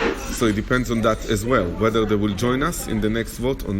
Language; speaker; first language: English; non-native, fluent; Hebrew